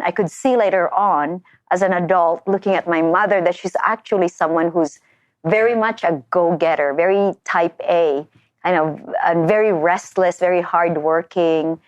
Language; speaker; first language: English; non-native, local second language; Filipino